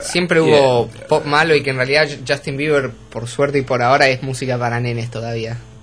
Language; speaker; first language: Spanish; native; Spanish